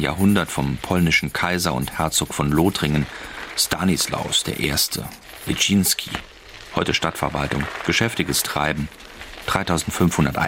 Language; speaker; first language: German; native; German